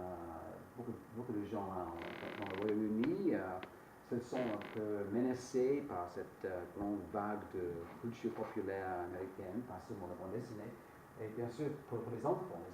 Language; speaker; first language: French; non-native, fluent; English